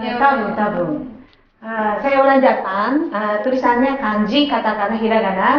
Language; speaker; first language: Indonesian; non-native, fluent; Japanese